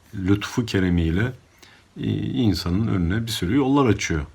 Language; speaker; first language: Turkish; native; Turkish